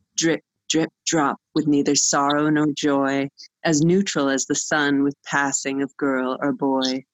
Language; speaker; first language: English; native; English